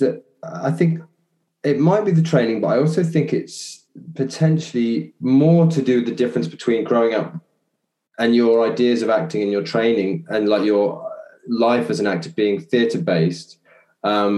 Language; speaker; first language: English; native; English